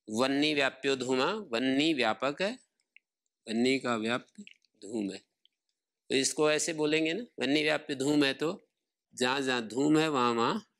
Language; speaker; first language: Hindi; native; Hindi